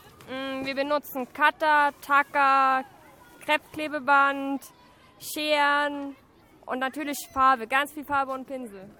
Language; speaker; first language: German; native; German